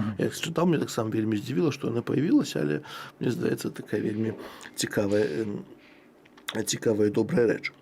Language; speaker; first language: Belarusian; native; Belarusian